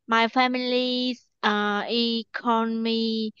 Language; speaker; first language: English; non-native, learner; Vietnamese